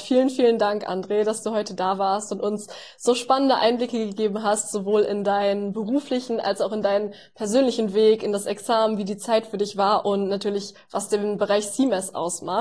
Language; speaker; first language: German; native; German